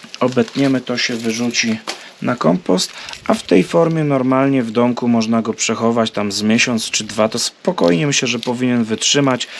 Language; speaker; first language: Polish; native; Polish